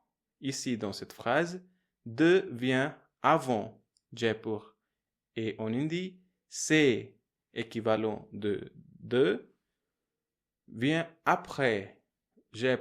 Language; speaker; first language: French; non-native, fluent; Hindi